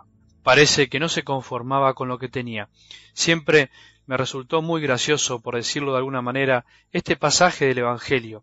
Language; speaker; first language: Spanish; native; Spanish